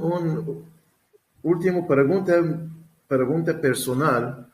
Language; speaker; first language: Spanish; non-native, learner; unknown